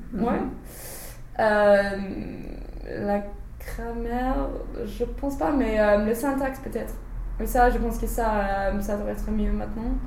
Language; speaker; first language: French; non-native, learner; English